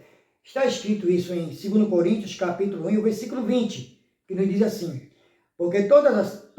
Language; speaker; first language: Portuguese; native; Portuguese